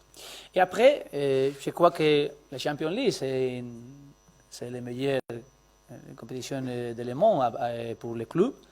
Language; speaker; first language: French; non-native, learner; Spanish